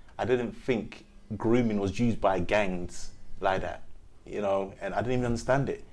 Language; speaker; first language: English; early bilingual, other home language; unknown